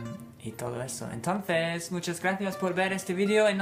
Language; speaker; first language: Spanish; non-native, fluent; English